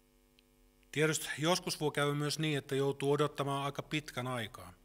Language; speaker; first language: Finnish; native; Finnish